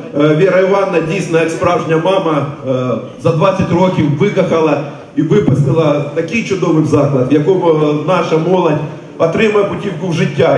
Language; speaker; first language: Ukrainian; native; Ukrainian